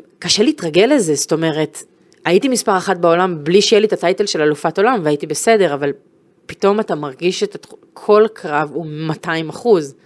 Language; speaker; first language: Hebrew; native; Hebrew